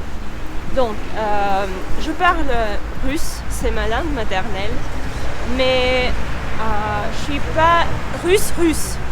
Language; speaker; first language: French; non-native, fluent; Russian